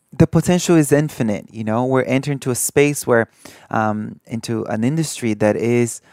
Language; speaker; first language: English; early bilingual, other home language; Portuguese